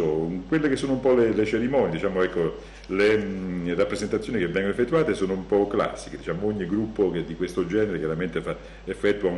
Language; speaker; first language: Italian; native; Italian